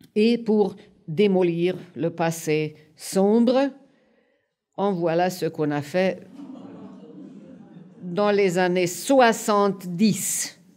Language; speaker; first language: French; non-native, fluent; Hungarian